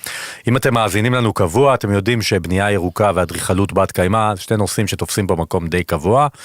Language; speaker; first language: Hebrew; native; Hebrew